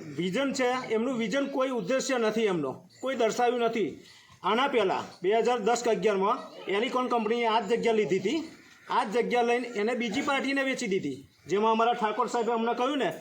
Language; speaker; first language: Gujarati; native; Gujarati